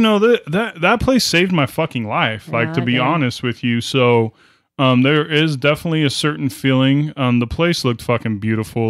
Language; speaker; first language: English; native; English